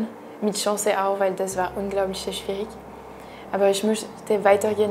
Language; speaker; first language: German; non-native, local second language; French